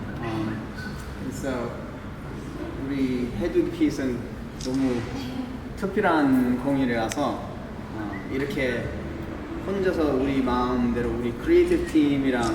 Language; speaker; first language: Korean; early bilingual, heritage; English